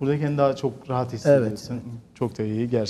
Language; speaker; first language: Turkish; native; Turkish